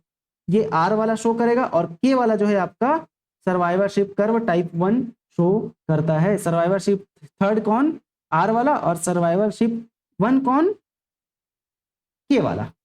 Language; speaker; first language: Hindi; native; Hindi